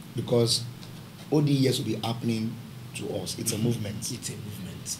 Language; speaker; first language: English; non-native, local second language; Yoruba